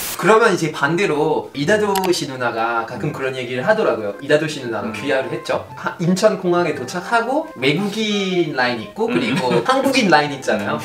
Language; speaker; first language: Korean; non-native, fluent; French